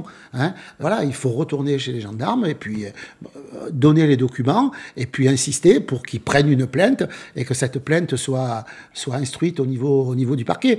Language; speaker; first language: French; native; French